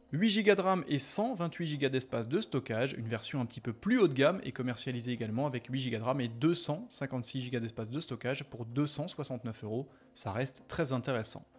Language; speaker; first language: French; native; French